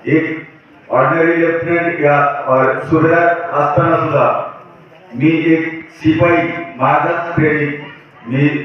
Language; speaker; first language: Marathi; native; Marathi